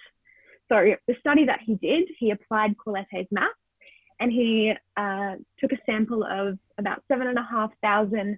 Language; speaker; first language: English; native; English